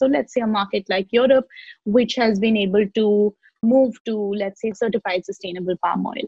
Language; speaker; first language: English; non-native, local second language; Hindi